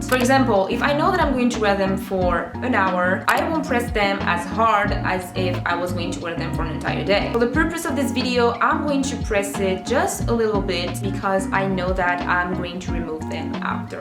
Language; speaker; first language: English; non-native, fluent; French